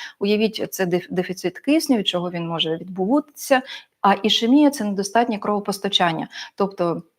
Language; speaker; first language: Ukrainian; non-native, local second language; Russian